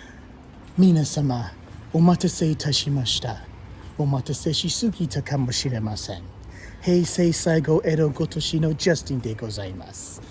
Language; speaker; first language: Japanese; non-native, learner; English